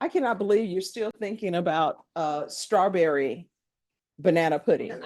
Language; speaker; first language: English; native; English